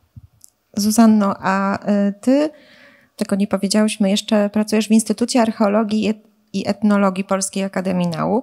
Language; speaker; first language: Polish; native; Polish